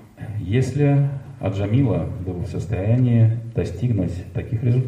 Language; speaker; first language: Russian; native; Russian